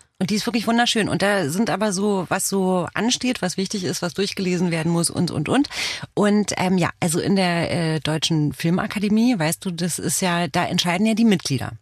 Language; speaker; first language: German; early bilingual, other home language; Romanian